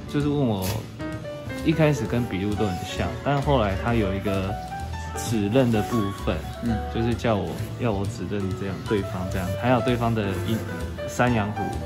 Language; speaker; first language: Chinese; native; Chinese